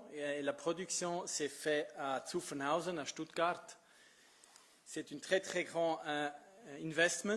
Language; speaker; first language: French; non-native, fluent; Italian